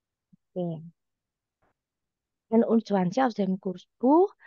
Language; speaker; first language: German; non-native, fluent; Indonesian